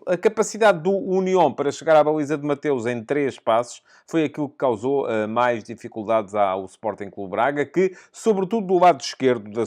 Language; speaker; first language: Portuguese; native; Portuguese